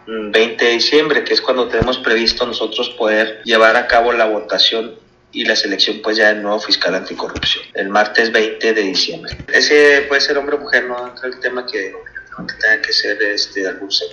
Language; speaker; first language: Spanish; native; Spanish